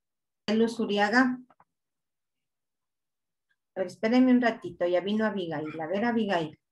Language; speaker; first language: Spanish; native; Spanish